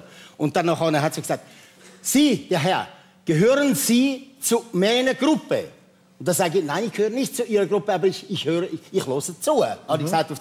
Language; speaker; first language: German; native; German